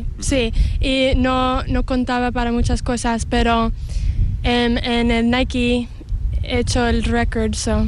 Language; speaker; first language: Spanish; early bilingual, heritage; English